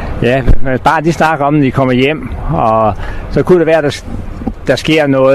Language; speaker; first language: Danish; native; Danish